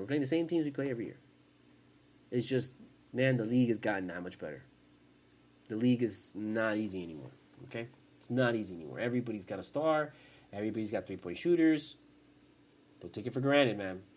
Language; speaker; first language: English; early bilingual, other home language; Spanish